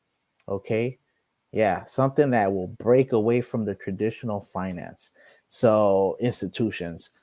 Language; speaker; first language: English; native; English